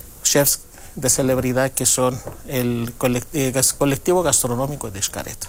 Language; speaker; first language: Spanish; non-native, fluent; Greek